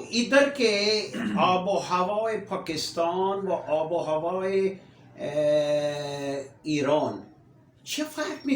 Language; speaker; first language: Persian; non-native, learner; Punjabi